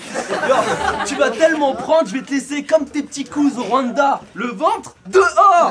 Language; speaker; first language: French; native; French